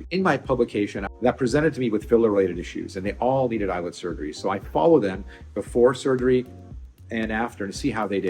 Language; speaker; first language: English; native; English